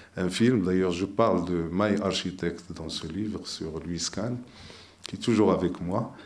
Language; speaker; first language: French; non-native, local second language; Arabic